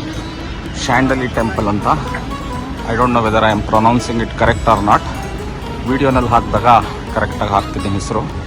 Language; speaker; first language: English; non-native, local second language; Kannada